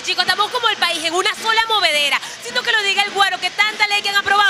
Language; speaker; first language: Spanish; native; Spanish